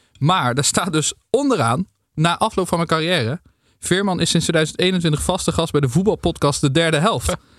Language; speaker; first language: Dutch; native; Dutch